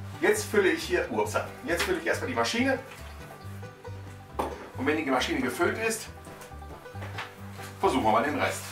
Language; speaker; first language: German; native; German